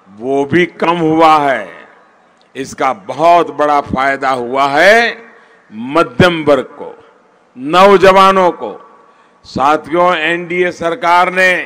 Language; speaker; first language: Hindi; non-native, local second language; Gujarati